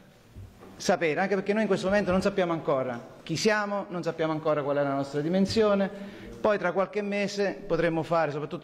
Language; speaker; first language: Italian; native; Italian